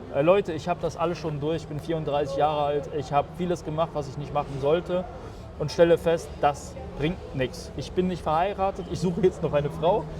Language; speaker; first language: German; early bilingual, other home language; Polish